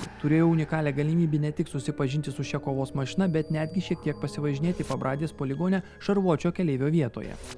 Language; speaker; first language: Lithuanian; native; Lithuanian